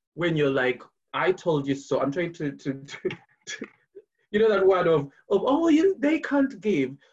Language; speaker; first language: English; non-native, local second language; Ganda